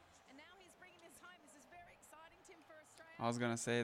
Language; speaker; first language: English; non-native, fluent; Portuguese